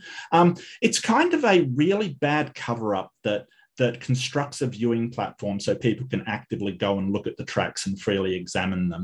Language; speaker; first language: English; native; English